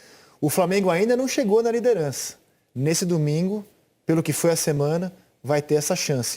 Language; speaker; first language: Portuguese; native; Portuguese